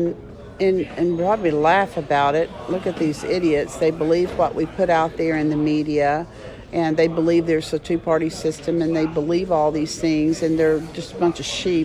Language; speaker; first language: English; native; English